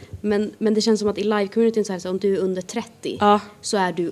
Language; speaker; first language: Swedish; native; Swedish